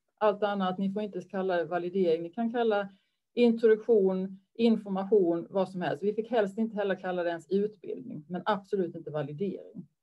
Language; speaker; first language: Swedish; native; Swedish